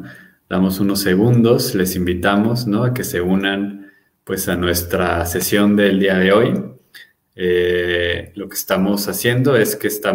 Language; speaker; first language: Spanish; native; Spanish